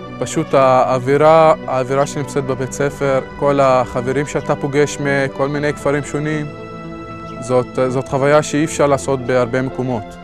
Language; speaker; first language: Hebrew; non-native, local second language; Arabic